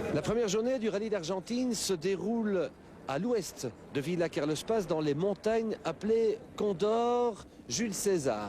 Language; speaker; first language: French; native; French